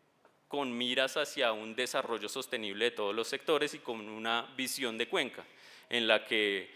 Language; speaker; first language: Spanish; native; Spanish